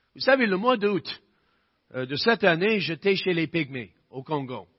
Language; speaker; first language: French; non-native, fluent; English